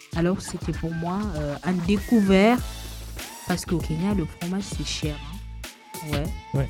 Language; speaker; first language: French; non-native, fluent; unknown